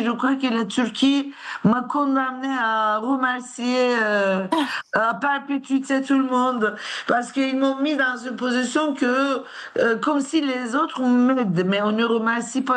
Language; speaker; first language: French; non-native, fluent; Turkish